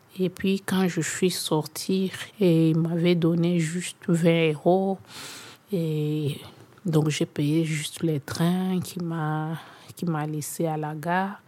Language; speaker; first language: French; non-native, local second language; Swahili